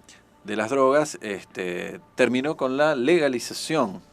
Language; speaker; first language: Spanish; native; Spanish